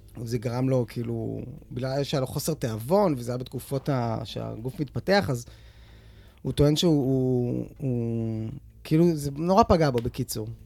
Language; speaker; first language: Hebrew; native; Hebrew